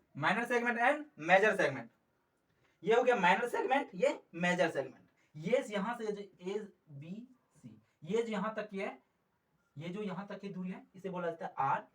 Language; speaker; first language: Hindi; native; Hindi